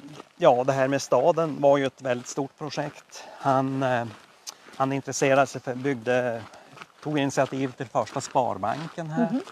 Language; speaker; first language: Swedish; native; Swedish